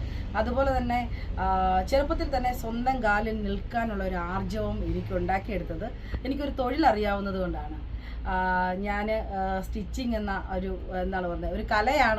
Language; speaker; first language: Malayalam; native; Malayalam